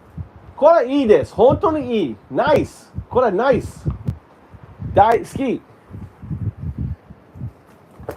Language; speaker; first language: Japanese; non-native, learner; English